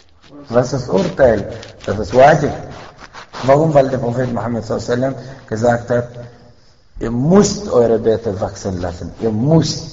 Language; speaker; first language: German; non-native, fluent; Arabic